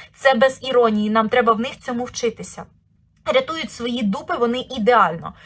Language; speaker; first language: Ukrainian; native; Ukrainian